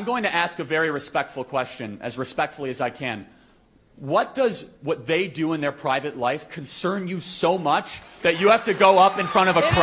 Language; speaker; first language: English; native; English